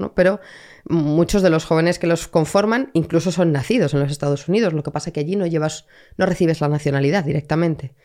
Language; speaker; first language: Spanish; native; Spanish